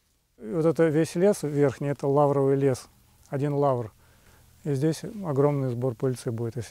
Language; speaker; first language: Russian; native; Russian